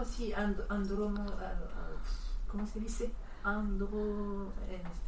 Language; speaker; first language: Spanish; non-native, learner; French